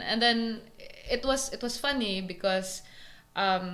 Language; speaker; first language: English; non-native, local second language; Cebuano